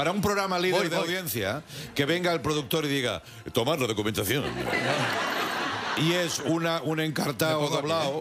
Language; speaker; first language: Spanish; native; Spanish